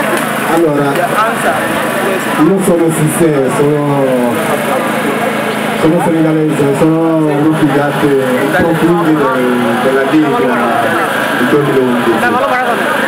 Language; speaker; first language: Italian; non-native, learner; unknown